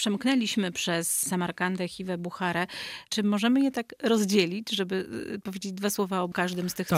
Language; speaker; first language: Polish; native; Polish